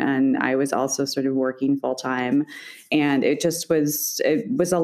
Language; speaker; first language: English; native; English